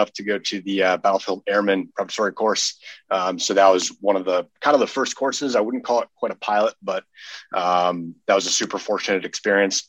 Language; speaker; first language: English; native; English